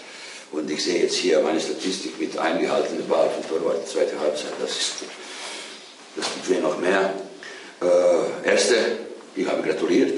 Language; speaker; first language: German; non-native, fluent; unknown